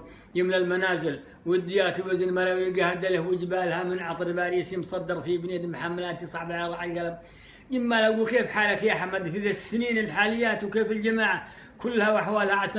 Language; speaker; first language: Arabic; native; Arabic